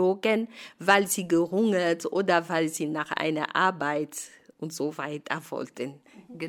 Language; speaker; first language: German; non-native, fluent; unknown